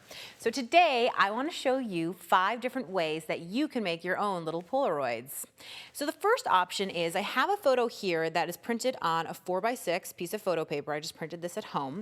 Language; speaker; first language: English; native; English